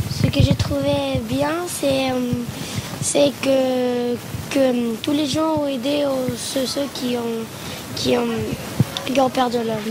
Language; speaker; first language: French; non-native, learner; Spanish